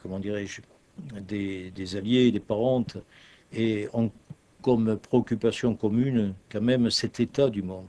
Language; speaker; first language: French; native; French